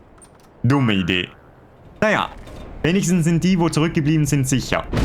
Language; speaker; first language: German; native; German